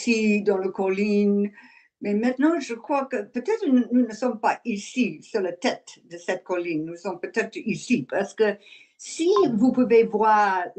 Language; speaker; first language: French; non-native, learner; English